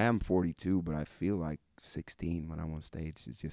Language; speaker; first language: English; non-native, fluent; Norwegian